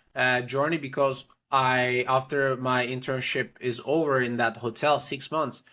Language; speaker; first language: English; non-native, fluent; Turkish